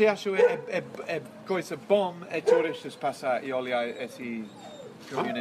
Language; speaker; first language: Portuguese; non-native, learner; English